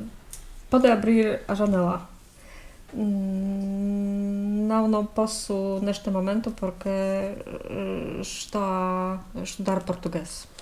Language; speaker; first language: Portuguese; non-native, learner; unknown